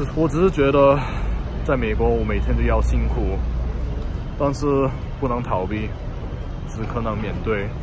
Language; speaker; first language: Chinese; non-native, learner; Cantonese